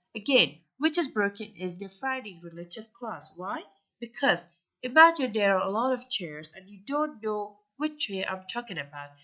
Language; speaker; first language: English; non-native, fluent; Persian